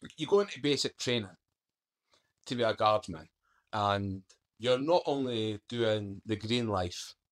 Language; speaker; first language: English; native; English